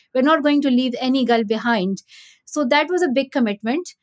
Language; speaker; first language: English; non-native, local second language; Pashto